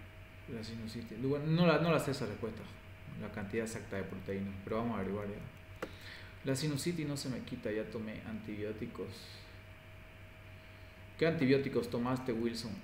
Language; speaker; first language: Spanish; native; Spanish